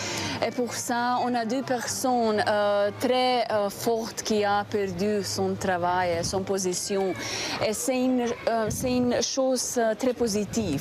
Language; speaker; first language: French; non-native, fluent; Slovenian